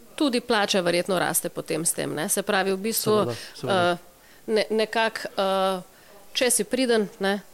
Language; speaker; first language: Slovenian; native; Slovenian